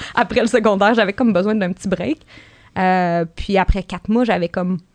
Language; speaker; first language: French; native; French